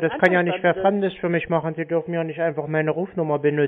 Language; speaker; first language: German; native; German